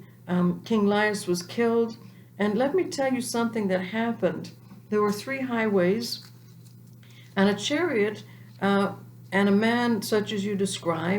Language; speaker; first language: English; native; English